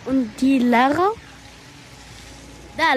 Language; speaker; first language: German; non-native, learner; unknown